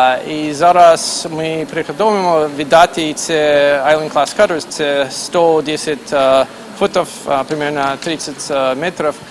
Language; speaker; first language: Ukrainian; non-native, fluent; English